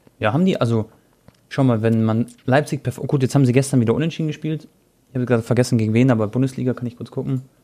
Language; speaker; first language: German; early bilingual, other home language; Croatian